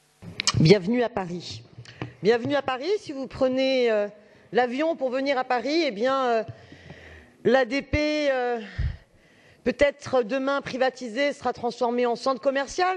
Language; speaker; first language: French; native; French